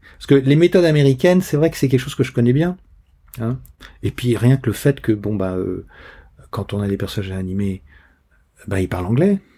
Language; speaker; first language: French; native; French